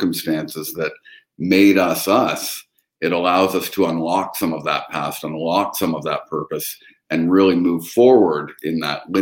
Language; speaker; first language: English; native; English